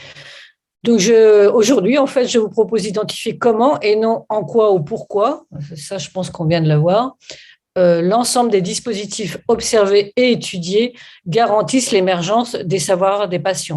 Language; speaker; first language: French; native; French